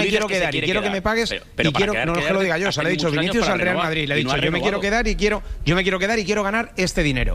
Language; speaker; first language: Spanish; native; Spanish